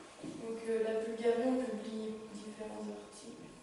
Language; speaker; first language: French; non-native, local second language; Luxembourgish